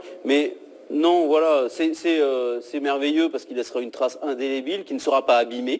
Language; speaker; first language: French; native; French